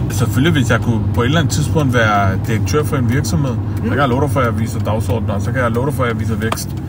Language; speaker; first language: Danish; early bilingual, other home language; Kurdish